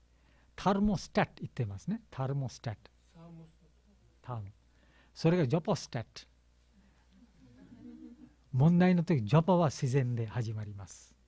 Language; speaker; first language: Japanese; non-native, learner; Bangla